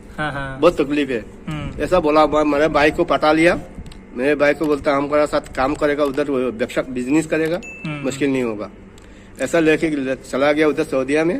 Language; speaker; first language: Hindi; native; Hindi